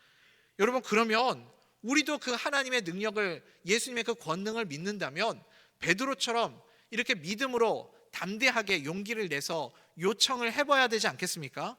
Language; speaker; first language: Korean; native; Korean